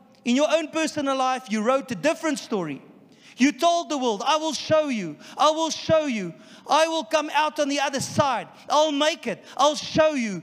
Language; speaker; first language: English; non-native, local second language; Afrikaans